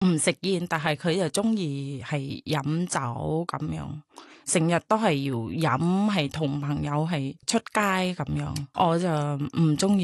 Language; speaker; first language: Cantonese; non-native, learner; Thai